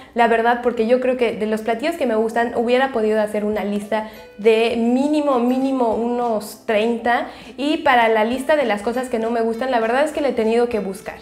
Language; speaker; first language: Spanish; non-native, fluent; French